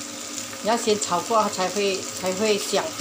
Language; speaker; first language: Chinese; native; Chinese